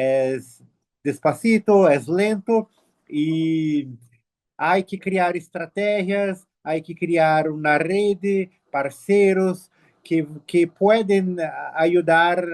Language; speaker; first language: Spanish; non-native, learner; Portuguese